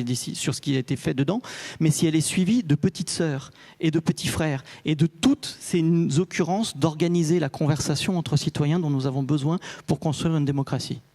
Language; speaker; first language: French; native; French